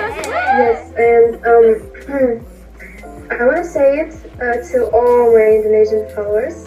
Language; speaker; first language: English; non-native, learner; Russian